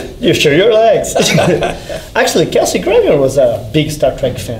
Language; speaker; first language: English; non-native, fluent; Portuguese